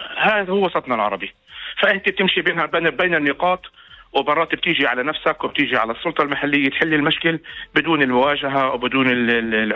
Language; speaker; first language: Arabic; native; Arabic